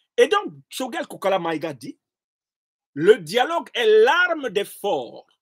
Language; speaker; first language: French; non-native, local second language; Basaa